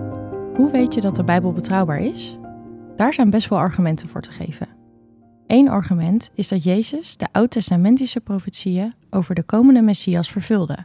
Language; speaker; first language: Dutch; native; Dutch